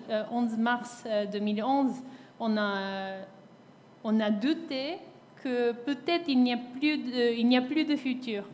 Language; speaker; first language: French; non-native, fluent; Japanese